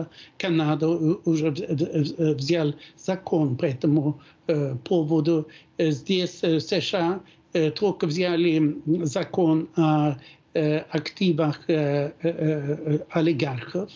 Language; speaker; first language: Russian; non-native, fluent; Swedish